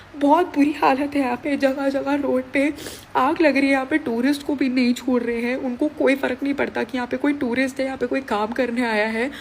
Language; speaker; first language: Hindi; native; Hindi